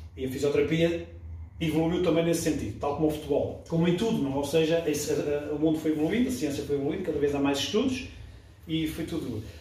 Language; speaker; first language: Portuguese; early bilingual, other home language; French